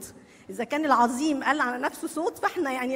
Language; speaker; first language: Arabic; native; Arabic